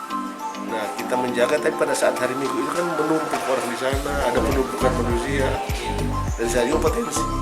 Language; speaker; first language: Indonesian; native; Indonesian